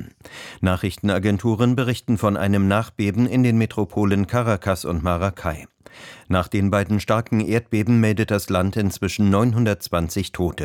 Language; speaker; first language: German; native; German